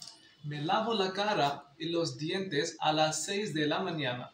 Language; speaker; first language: Spanish; non-native, learner; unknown